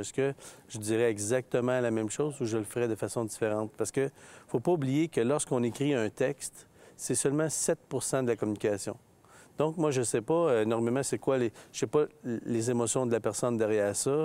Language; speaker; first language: French; native; French